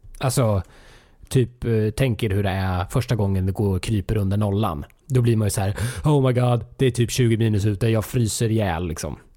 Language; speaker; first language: Swedish; native; Swedish